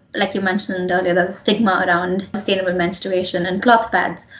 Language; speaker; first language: English; non-native, local second language; Hindi